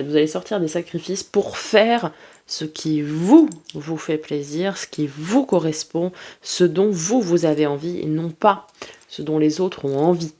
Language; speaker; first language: French; native; French